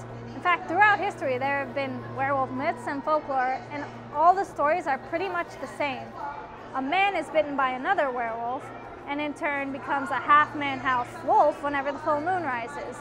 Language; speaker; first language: English; native; English